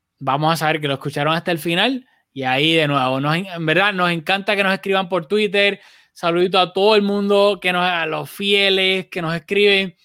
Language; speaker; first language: Spanish; native; Spanish